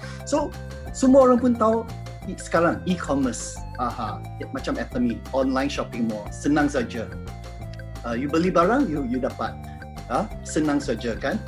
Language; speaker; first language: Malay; non-native, local second language; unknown